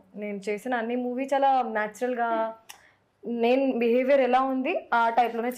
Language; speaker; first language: Telugu; non-native, learner; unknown